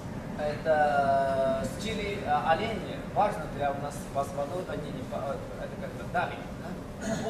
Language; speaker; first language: Russian; non-native, learner; Chinese